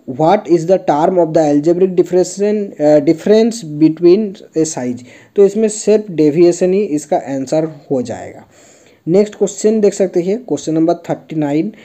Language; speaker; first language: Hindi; non-native, local second language; Bangla